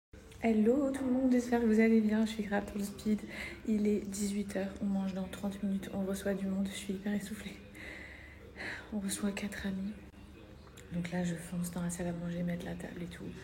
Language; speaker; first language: French; native; French